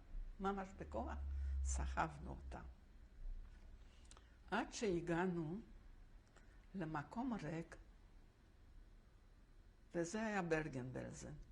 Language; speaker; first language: Hebrew; non-native, fluent; Polish